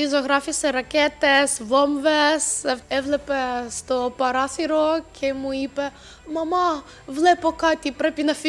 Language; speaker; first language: Greek; non-native, fluent; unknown